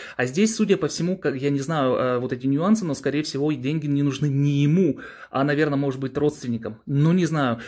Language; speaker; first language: Russian; early bilingual, heritage; Russian